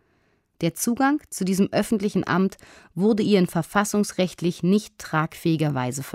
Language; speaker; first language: German; native; German